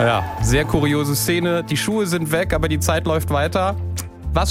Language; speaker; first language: German; native; German